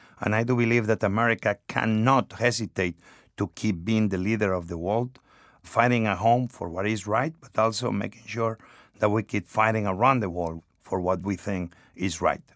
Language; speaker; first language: English; non-native, fluent; Spanish